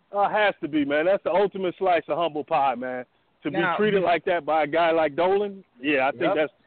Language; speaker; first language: English; native; English